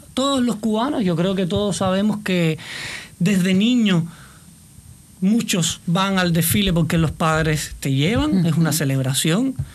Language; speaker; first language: Spanish; native; Spanish